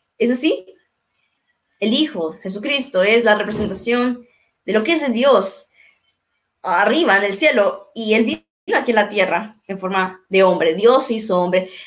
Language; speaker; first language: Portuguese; non-native, learner; Spanish